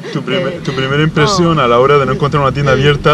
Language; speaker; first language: Spanish; native; Spanish